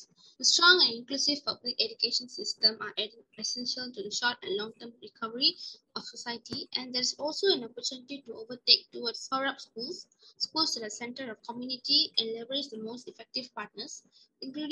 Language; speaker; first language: English; non-native, local second language; Malay